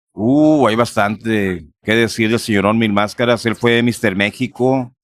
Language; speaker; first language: Spanish; native; Spanish